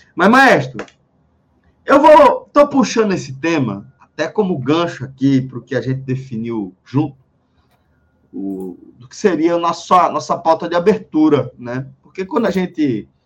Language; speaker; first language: Portuguese; native; Portuguese